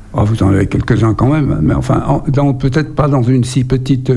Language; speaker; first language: French; native; French